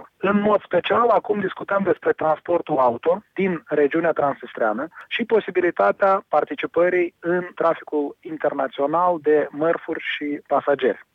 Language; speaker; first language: Romanian; native; Romanian